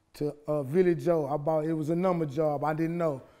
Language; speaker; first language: English; native; English